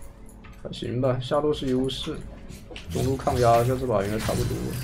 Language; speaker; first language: Chinese; native; Chinese